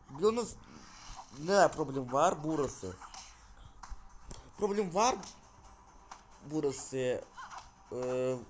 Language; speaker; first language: Turkish; non-native, learner; Russian